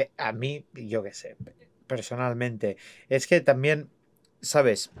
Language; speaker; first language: Spanish; non-native, fluent; English